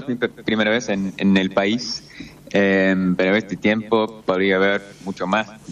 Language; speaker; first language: Spanish; non-native, fluent; English